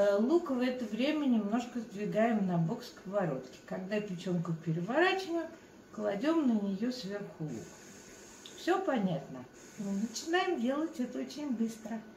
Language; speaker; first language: Russian; native; Russian